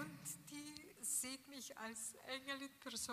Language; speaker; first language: German; non-native, learner; Russian